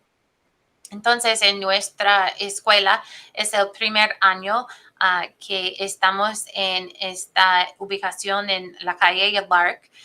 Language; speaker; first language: Spanish; non-native, fluent; English